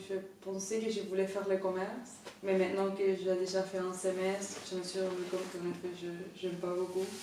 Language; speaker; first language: French; non-native, fluent; Spanish